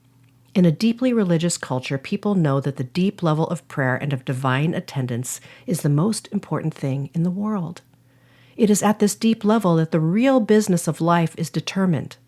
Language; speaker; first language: English; native; English